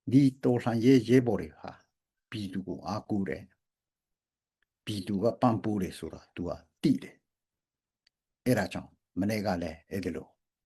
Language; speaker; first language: Burmese; non-native, local second language; Hakha Chin